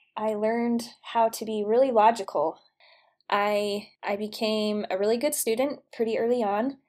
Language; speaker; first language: English; native; English